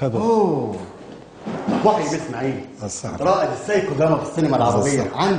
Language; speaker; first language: Arabic; native; Arabic